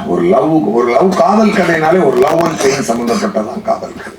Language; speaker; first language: Tamil; native; Tamil